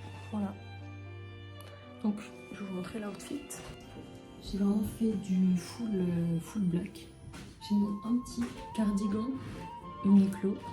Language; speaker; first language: French; native; French